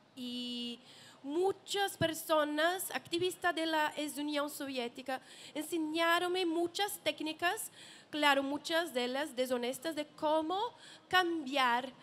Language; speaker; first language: Spanish; non-native, learner; Portuguese